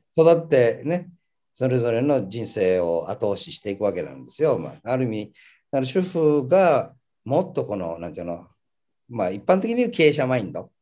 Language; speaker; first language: Japanese; early bilingual, heritage; Japanese